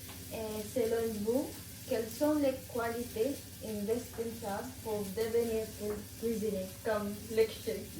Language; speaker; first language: French; non-native, learner; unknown